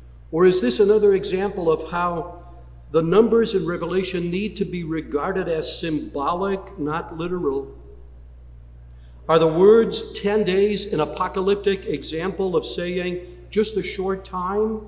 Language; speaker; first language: English; native; English